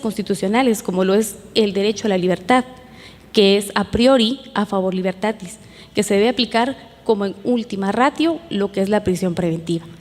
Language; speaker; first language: Spanish; native; Spanish